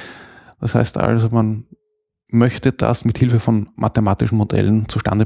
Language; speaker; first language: German; native; German